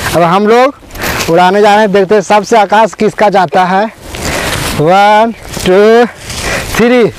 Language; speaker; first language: Hindi; native; Hindi